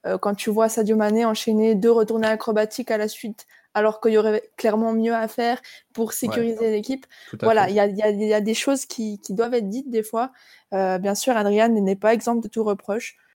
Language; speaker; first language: French; native; French